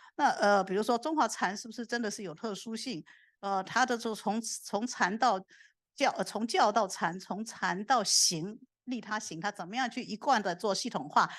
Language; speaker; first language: Chinese; native; Chinese